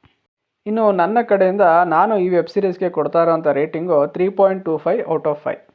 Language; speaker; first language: Kannada; native; Kannada